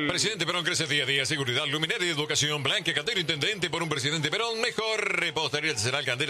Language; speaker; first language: Spanish; native; Spanish